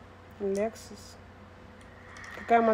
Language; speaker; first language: Russian; native; Russian